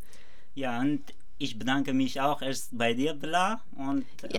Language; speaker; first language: German; non-native, learner; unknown